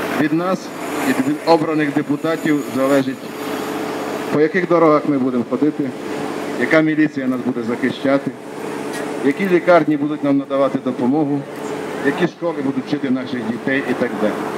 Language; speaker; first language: Ukrainian; native; Ukrainian